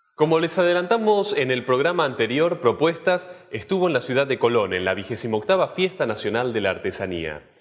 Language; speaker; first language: Spanish; native; Spanish